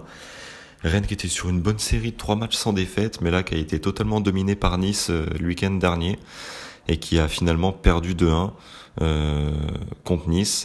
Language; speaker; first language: French; native; French